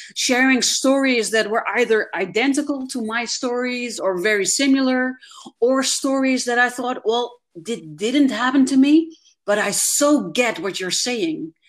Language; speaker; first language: English; non-native, fluent; Dutch